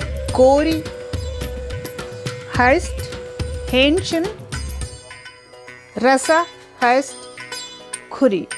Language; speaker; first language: German; non-native, learner; Tulu